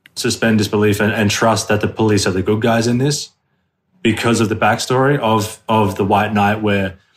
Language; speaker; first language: English; native; English